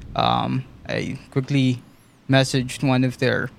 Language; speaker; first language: English; non-native, local second language; Filipino